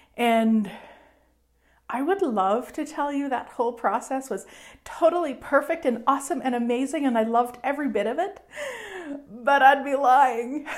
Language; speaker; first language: English; native; English